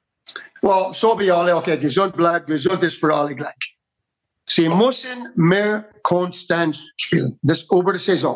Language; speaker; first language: German; non-native, fluent; English